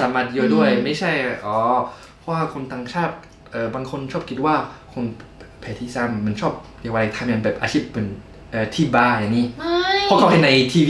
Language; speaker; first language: Thai; non-native, fluent; French